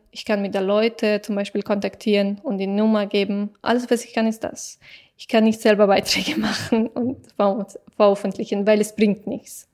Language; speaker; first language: German; non-native, fluent; Persian